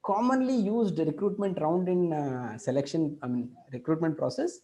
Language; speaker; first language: English; non-native, local second language; Kannada